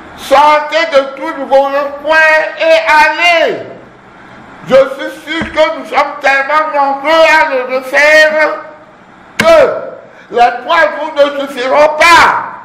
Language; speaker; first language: French; non-native, local second language; Ewe